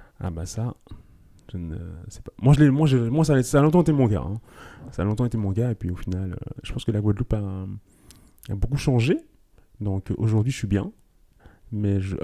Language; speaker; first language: French; native; French